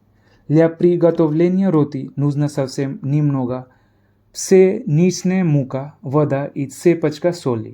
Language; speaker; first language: Russian; non-native, fluent; Hindi